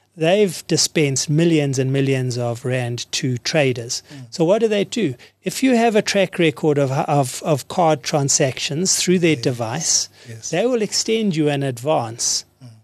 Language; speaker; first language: English; native; English